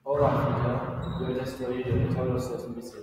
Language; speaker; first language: Spanish; non-native, learner; English